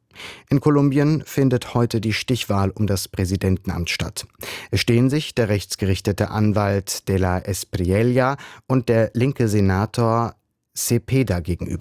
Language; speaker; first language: German; native; German